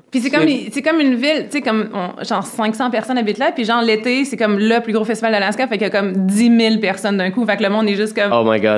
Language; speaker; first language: French; native; French